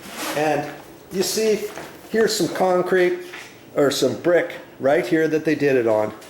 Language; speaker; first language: English; native; English